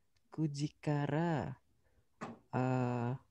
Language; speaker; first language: Japanese; non-native, learner; Indonesian